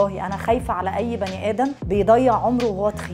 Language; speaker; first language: Arabic; native; Arabic